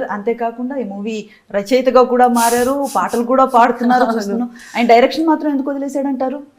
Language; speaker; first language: Telugu; native; Telugu